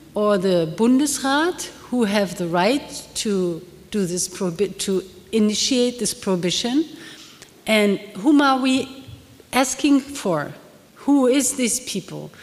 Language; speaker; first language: English; non-native, fluent; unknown